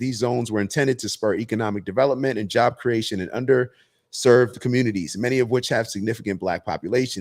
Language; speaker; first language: English; native; English